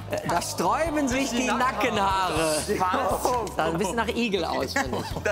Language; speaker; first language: German; native; German